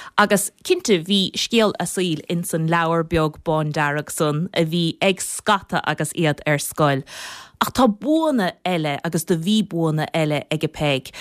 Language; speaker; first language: Irish; native; Irish